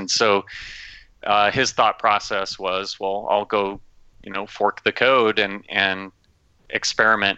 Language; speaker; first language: English; native; English